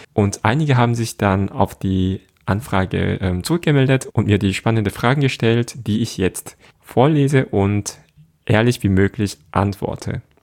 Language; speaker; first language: German; non-native, fluent; Korean